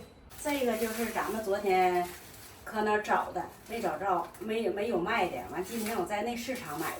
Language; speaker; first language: Chinese; native; Chinese